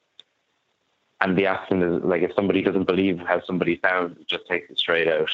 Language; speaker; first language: English; native; English